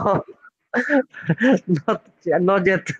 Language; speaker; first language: English; non-native, learner; Spanish